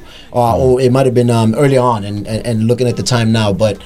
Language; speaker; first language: English; non-native, local second language; Zulu